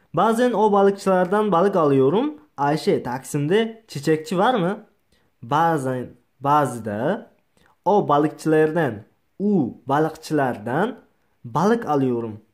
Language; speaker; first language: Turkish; non-native, learner; Uzbek